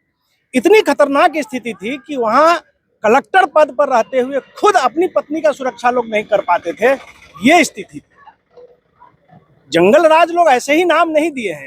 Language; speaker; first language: Hindi; native; Hindi